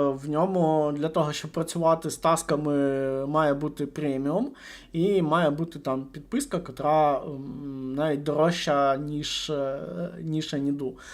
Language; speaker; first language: Ukrainian; non-native, local second language; Russian